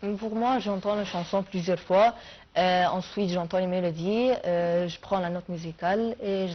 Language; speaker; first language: French; non-native, fluent; Arabic